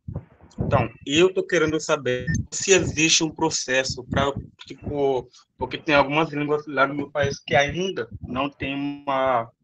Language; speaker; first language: Portuguese; non-native, fluent; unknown